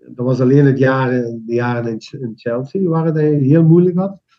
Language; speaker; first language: Dutch; native; Dutch